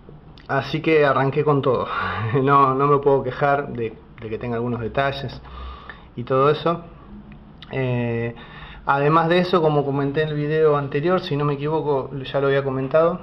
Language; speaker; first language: Spanish; native; Spanish